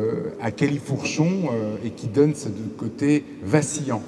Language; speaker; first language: French; native; French